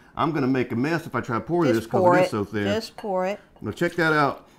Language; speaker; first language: English; native; English